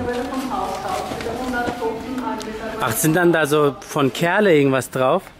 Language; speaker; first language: German; native; German